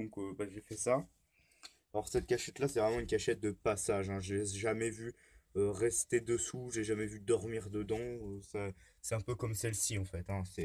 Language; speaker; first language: French; native; French